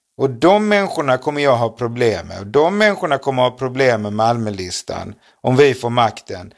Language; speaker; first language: Swedish; native; Swedish